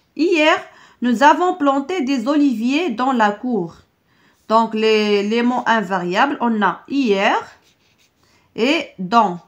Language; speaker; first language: French; non-native, local second language; Arabic